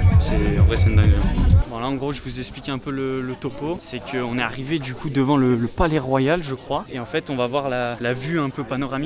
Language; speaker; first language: French; native; French